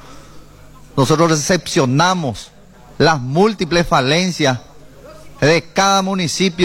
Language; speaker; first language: Spanish; native; Spanish